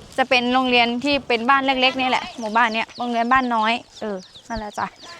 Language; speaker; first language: Thai; non-native, local second language; Lao